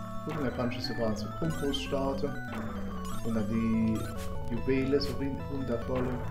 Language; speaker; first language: German; native; German